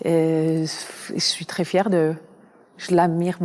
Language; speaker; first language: French; non-native, fluent; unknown